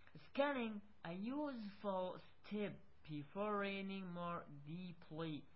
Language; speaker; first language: English; non-native, fluent; Arabic